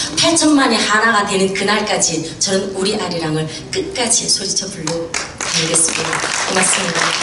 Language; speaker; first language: Korean; native; Korean